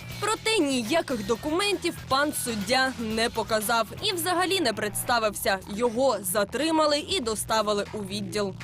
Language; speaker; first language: Ukrainian; native; Ukrainian